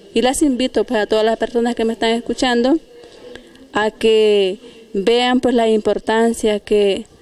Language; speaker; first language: Spanish; native; Spanish